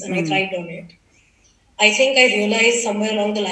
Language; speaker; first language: English; non-native, local second language; Gujarati